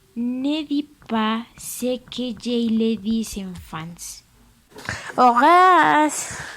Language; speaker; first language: French; non-native, learner; Spanish